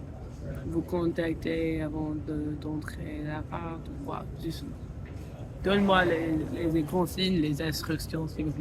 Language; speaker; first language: French; non-native, fluent; English